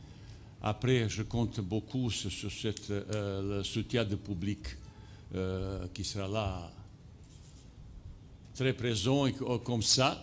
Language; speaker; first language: French; non-native, fluent; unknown